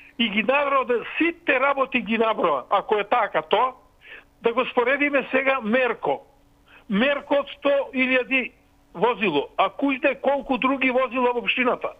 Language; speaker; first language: Macedonian; native; Macedonian